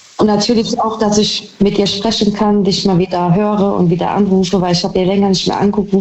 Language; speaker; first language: German; native; German